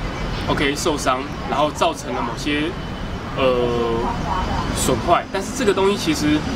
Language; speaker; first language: Chinese; native; Chinese